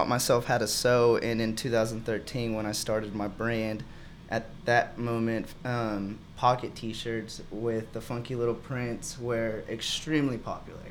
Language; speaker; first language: English; non-native, fluent; Spanish